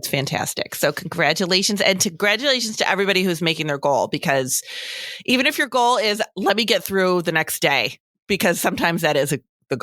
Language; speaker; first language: English; native; English